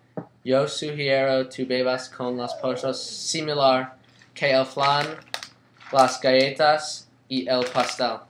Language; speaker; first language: Spanish; non-native, learner; English